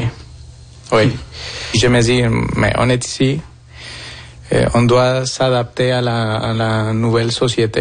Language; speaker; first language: French; non-native, fluent; Spanish